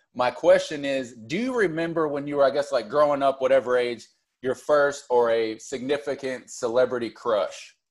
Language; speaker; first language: English; native; English